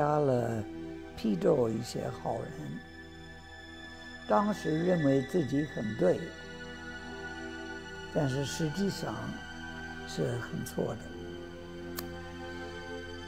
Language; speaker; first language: Chinese; non-native, fluent; English